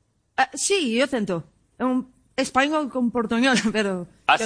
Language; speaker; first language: Spanish; non-native, learner; Portuguese